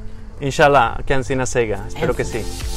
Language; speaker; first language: Spanish; non-native, fluent; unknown